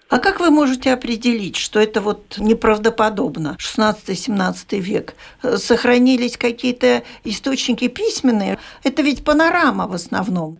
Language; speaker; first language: Russian; native; Russian